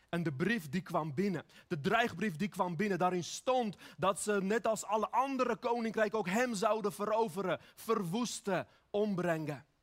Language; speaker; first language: Dutch; early bilingual, other home language; Armenian